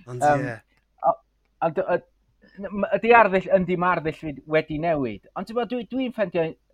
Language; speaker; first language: Welsh; native; Welsh